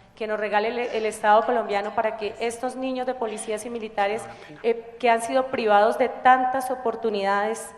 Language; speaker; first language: Spanish; native; Spanish